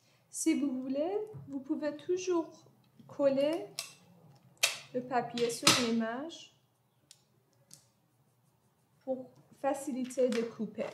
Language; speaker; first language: French; non-native, fluent; Persian